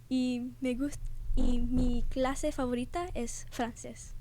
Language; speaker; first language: Spanish; early bilingual, heritage; English